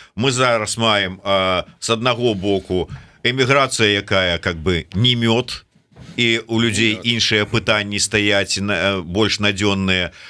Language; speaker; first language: Belarusian; native; Belarusian